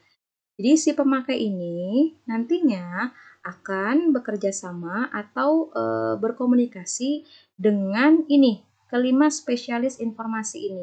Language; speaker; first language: Indonesian; native; Indonesian